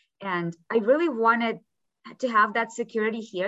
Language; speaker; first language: English; non-native, fluent; Ukrainian